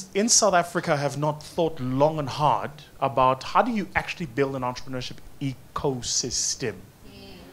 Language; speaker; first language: English; non-native, local second language; Zulu